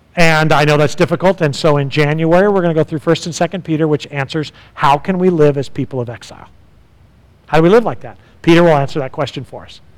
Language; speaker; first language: English; native; English